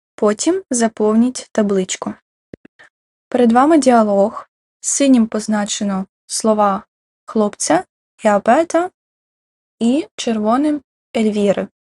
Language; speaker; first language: Ukrainian; native; Ukrainian